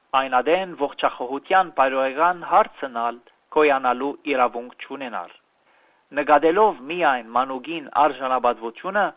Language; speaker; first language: Armenian; early bilingual, heritage; Armenian